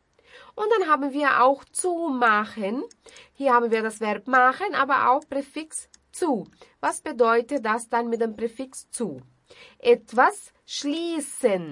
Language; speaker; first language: German; non-native, fluent; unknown